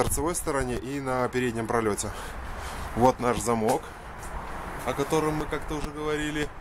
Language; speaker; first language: Russian; native; Russian